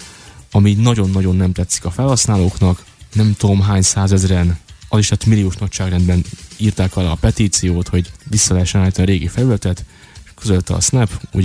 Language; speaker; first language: Hungarian; native; Hungarian